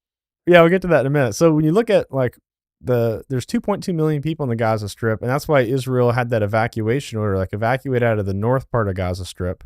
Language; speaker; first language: English; native; English